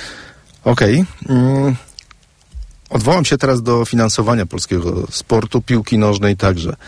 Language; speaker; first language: Polish; native; Polish